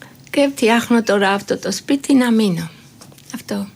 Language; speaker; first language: Greek; non-native, learner; Georgian